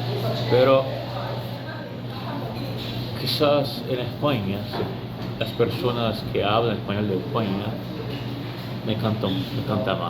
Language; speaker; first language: Spanish; non-native, fluent; Portuguese